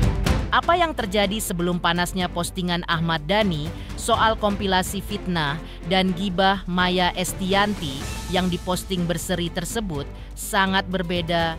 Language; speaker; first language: Indonesian; native; Indonesian